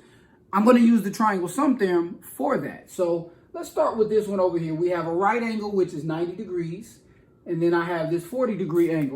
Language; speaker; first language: English; native; English